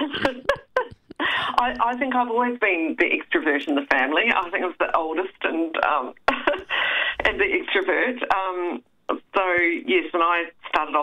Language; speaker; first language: English; native; English